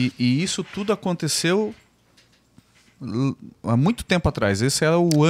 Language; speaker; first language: Portuguese; native; Portuguese